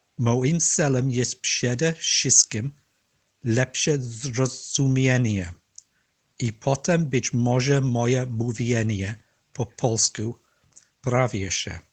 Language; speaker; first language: Polish; non-native, learner; English